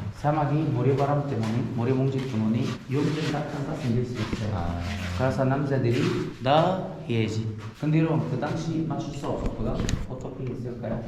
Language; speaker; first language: Korean; non-native, fluent; Arabic